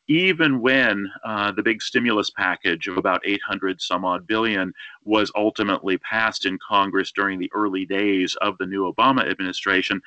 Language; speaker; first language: English; native; English